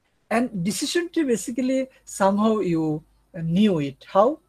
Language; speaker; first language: English; non-native, local second language; Bangla